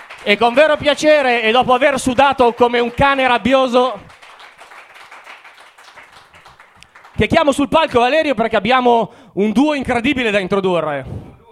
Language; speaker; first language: Italian; native; Italian